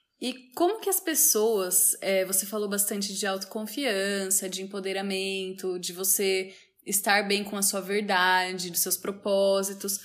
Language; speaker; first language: Portuguese; native; Portuguese